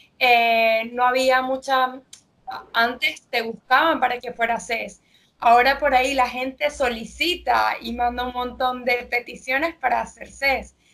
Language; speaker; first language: Spanish; native; Spanish